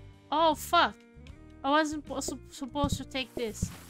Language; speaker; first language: English; non-native, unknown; Portuguese